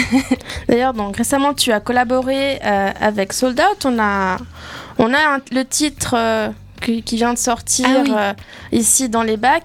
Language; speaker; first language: French; native; French